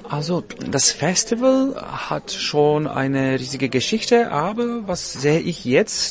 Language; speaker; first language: German; non-native, learner; Czech